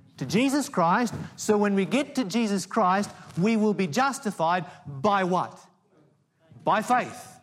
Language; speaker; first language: English; native; English